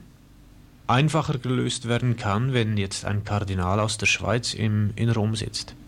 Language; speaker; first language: German; native; German